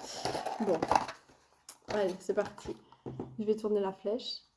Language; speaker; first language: French; native; French